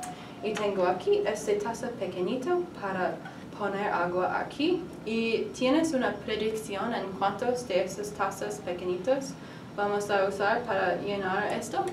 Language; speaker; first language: Spanish; non-native, learner; English